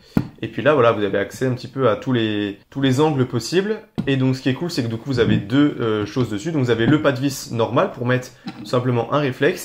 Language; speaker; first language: French; native; French